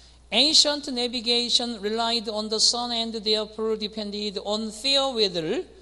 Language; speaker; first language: English; non-native, fluent; Korean